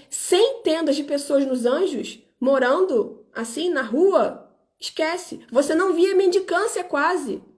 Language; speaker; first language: Portuguese; native; Portuguese